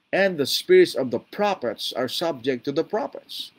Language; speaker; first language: English; non-native, local second language; Filipino